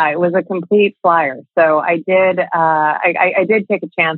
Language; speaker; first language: English; native; English